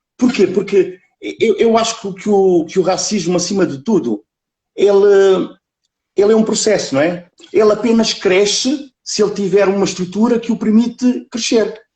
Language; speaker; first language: Portuguese; early bilingual, other home language; Kabuverdianu